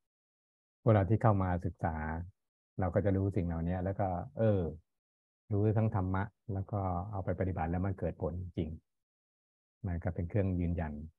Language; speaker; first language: Thai; native; Thai